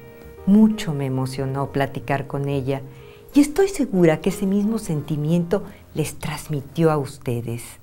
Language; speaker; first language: Spanish; native; Spanish